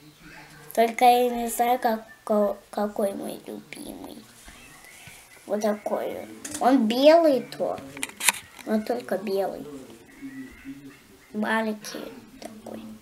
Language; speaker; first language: Russian; early bilingual, heritage; Russian